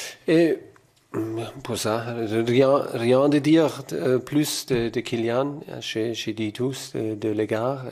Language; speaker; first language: French; non-native, fluent; German